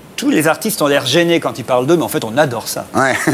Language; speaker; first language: French; native; French